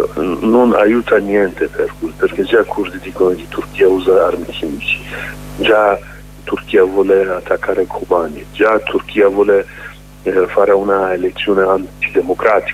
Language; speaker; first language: Italian; non-native, learner; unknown